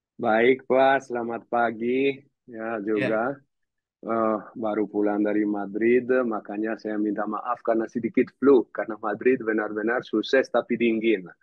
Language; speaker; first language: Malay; non-native, fluent; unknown